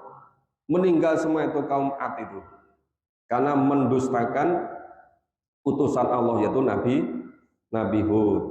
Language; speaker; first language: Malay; non-native, local second language; Javanese